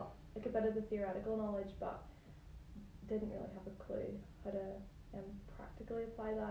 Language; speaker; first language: English; native; English